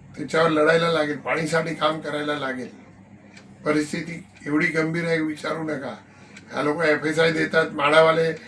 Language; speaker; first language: Marathi; non-native, local second language; Gujarati